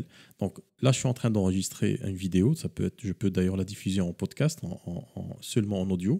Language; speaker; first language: French; native; French